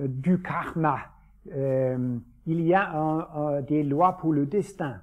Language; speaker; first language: French; non-native, fluent; Danish